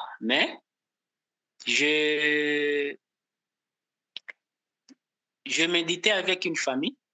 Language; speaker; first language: French; non-native, local second language; Portuguese